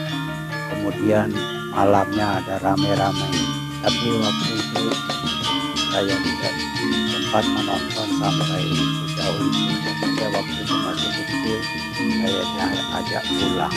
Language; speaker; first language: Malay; non-native, local second language; Balinese